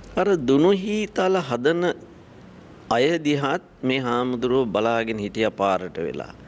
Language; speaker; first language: Sinhala; native; Sinhala